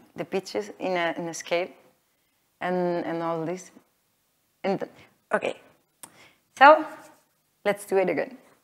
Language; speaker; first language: English; non-native, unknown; Spanish